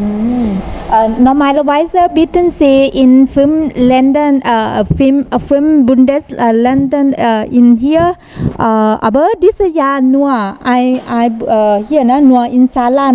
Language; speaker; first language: German; non-native, learner; Thai